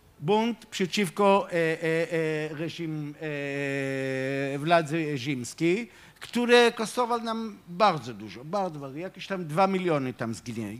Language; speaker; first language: Polish; non-native, fluent; Hebrew